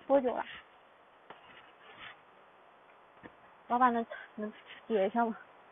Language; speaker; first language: Spanish; non-native, learner; Chinese